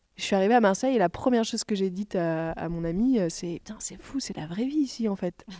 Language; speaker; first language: French; native; French